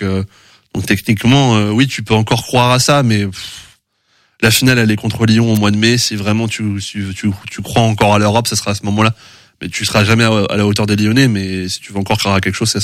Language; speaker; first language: French; native; French